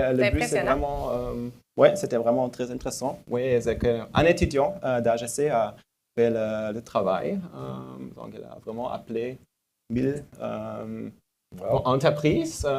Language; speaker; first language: French; non-native, fluent; German